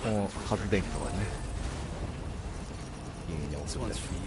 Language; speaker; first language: Japanese; native; Japanese